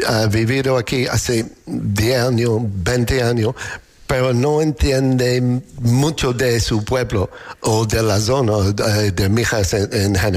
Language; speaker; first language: Spanish; non-native, learner; English